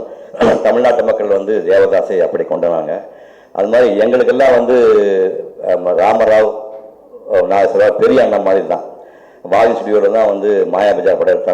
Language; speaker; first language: Tamil; native; Tamil